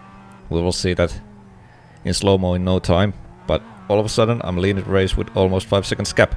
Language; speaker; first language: English; non-native, fluent; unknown